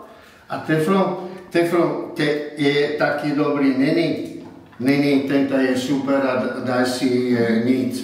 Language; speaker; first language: Czech; non-native, learner; Italian